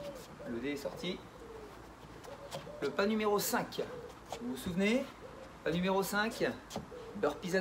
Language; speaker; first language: French; native; French